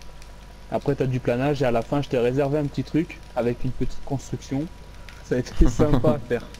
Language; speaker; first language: French; native; French